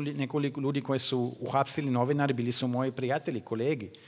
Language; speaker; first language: Croatian; non-native, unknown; German